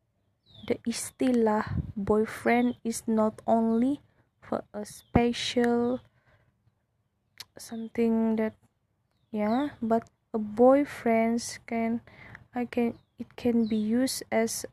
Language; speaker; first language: English; non-native, local second language; Malay